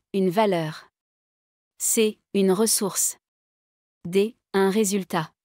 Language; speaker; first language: French; non-native, local second language; Arabic